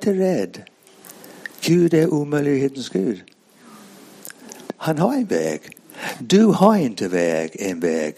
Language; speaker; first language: Swedish; non-native, fluent; English